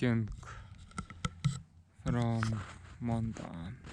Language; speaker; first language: English; non-native, learner; Russian